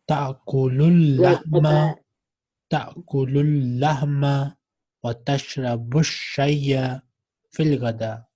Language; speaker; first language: Arabic; non-native, fluent; Urdu